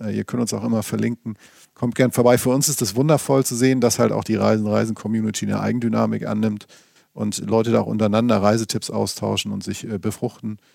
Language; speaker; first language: German; native; German